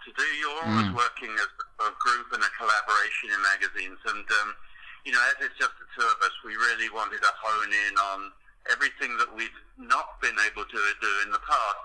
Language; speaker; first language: English; native; English